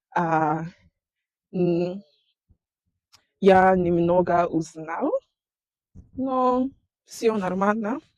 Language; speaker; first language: Russian; non-native, learner; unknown